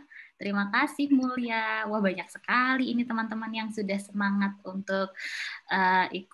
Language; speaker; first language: Indonesian; native; Indonesian